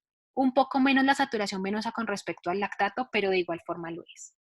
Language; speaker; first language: Spanish; native; Spanish